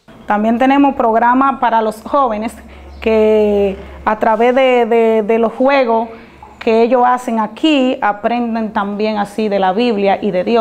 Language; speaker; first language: Spanish; native; Spanish